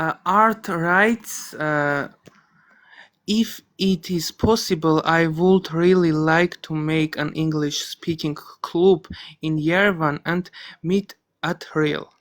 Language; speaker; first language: English; non-native, learner; Armenian